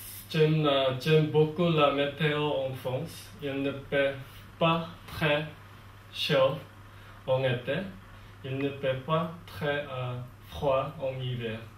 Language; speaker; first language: French; non-native, learner; Korean